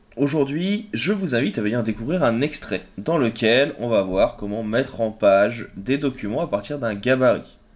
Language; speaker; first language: French; native; French